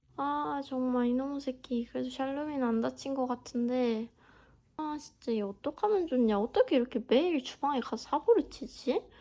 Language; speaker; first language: Korean; native; Korean